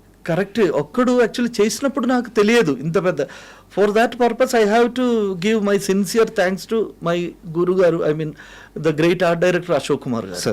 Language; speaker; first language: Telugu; non-native, fluent; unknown